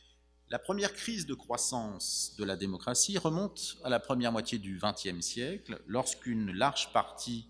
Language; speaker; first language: French; native; French